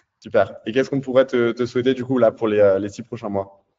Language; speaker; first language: French; native; French